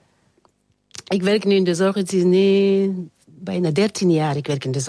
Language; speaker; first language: Dutch; non-native, learner; French